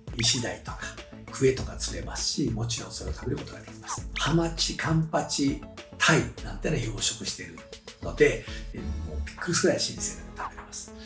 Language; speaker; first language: Japanese; native; Japanese